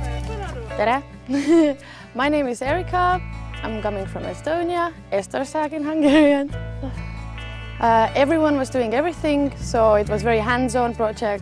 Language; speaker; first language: English; non-native, learner; Estonian